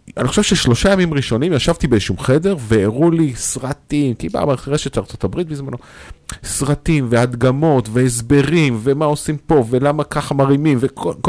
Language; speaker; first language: Hebrew; native; Hebrew